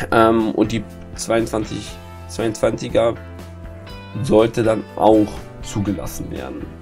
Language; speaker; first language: German; native; German